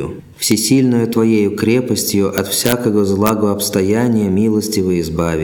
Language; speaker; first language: Russian; native; Russian